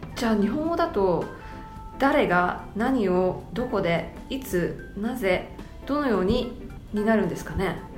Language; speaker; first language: Japanese; early bilingual, heritage; Japanese